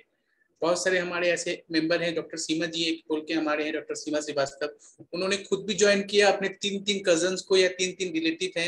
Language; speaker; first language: Hindi; native; Hindi